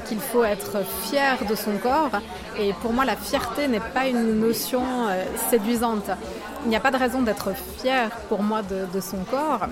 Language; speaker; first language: French; native; French